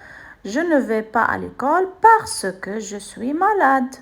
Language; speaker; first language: French; non-native, fluent; Arabic